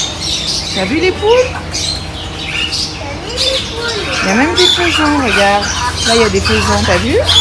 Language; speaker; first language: French; native; French